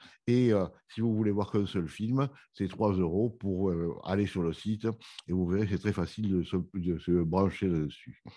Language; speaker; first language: French; native; French